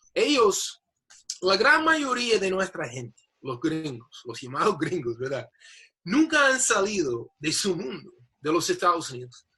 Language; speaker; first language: Spanish; non-native, fluent; English